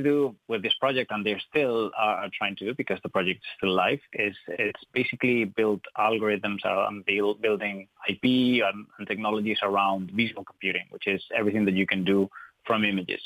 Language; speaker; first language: English; non-native, fluent; Spanish